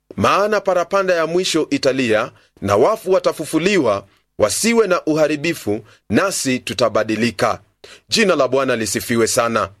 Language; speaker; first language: Swahili; non-native, local second language; Luyia